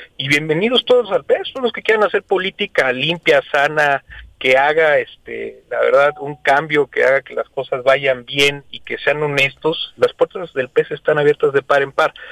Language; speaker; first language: Spanish; native; Spanish